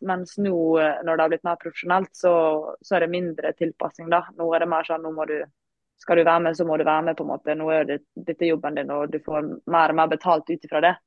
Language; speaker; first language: Norwegian; native; Norwegian